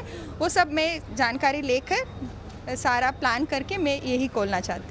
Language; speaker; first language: Hindi; early bilingual, heritage; Hindi